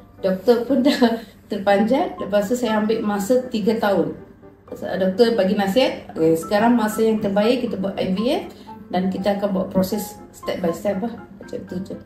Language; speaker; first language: Malay; non-native, local second language; Tamil